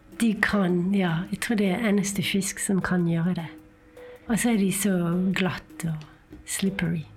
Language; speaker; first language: Norwegian; non-native, fluent; French